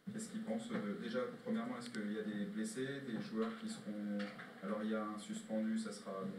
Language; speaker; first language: French; native; French